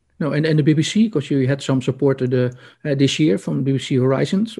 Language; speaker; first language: English; non-native, fluent; Dutch